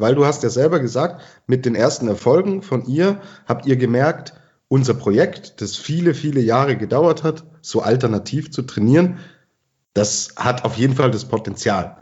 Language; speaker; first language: German; native; German